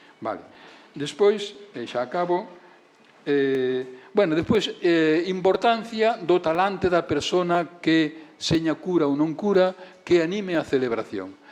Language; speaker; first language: Galician; native; Galician